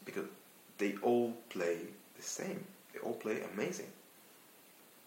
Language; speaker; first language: English; non-native, fluent; Hebrew